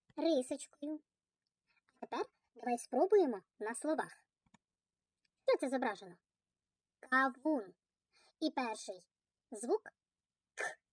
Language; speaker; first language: Ukrainian; native; Ukrainian